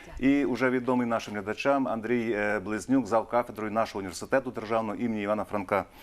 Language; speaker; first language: Ukrainian; native; Ukrainian